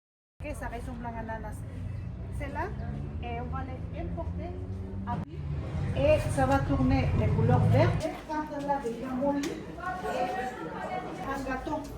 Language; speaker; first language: French; non-native, fluent; Spanish